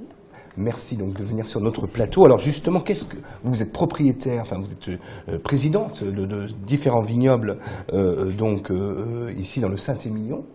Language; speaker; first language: French; native; French